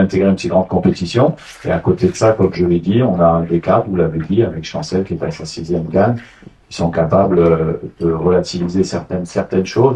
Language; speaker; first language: French; non-native, fluent; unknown